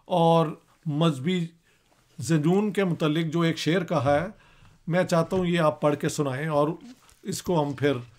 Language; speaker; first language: Urdu; non-native, local second language; Punjabi